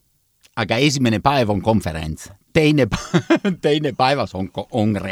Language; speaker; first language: Estonian; non-native, learner; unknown